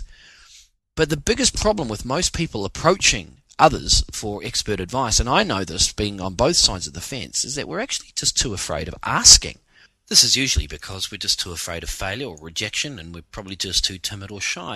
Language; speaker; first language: English; native; English